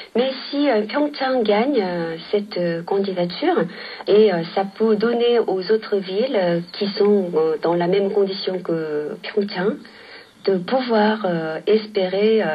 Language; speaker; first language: French; non-native, fluent; Korean